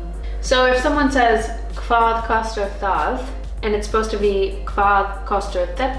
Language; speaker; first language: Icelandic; non-native, learner; English